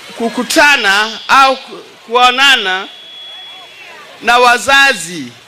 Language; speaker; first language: Swahili; non-native, local second language; Luo (Kenya and Tanzania)